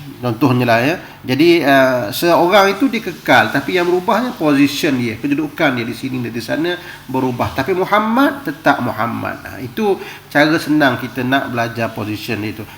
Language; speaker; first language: Malay; native; Malay